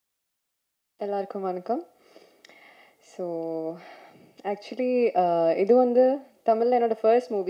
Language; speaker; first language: Tamil; non-native, learner; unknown